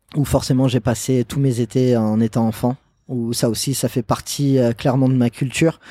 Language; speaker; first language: French; non-native, fluent; English